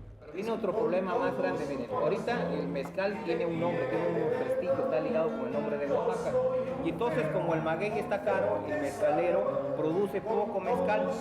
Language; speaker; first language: Spanish; native; Spanish